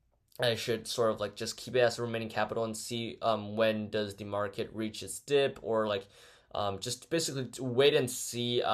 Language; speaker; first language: English; non-native, fluent; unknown